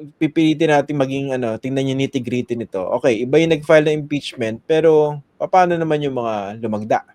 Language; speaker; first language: Filipino; native; Filipino